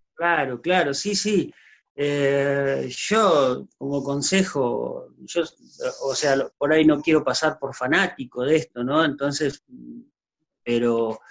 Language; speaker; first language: Spanish; native; Spanish